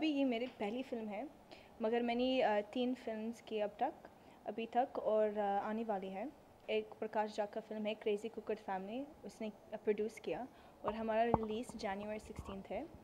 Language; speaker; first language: Hindi; non-native, learner; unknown